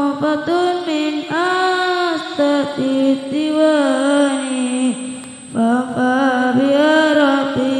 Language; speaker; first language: Arabic; non-native, learner; Indonesian